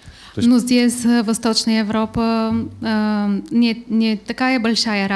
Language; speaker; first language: Russian; non-native, learner; Bulgarian